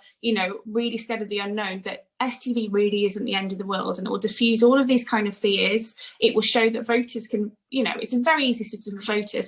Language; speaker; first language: English; native; English